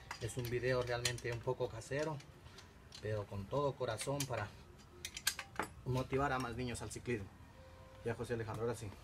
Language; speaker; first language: Spanish; native; Spanish